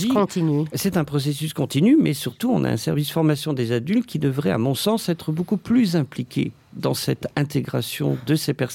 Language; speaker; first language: French; non-native, local second language; Luxembourgish